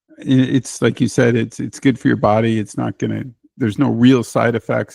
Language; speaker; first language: English; native; English